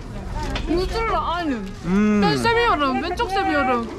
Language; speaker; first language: Turkish; non-native, learner; Spanish